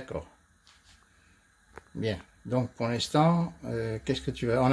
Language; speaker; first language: French; native; French